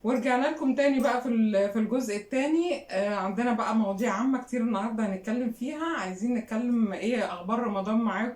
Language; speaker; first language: Arabic; native; Arabic